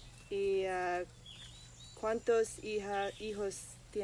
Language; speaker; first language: Spanish; non-native, learner; English